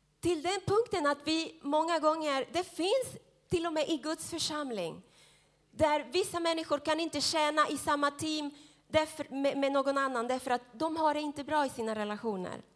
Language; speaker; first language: Swedish; non-native, fluent; Spanish